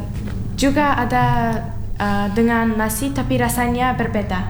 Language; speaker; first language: Indonesian; non-native, learner; Turkmen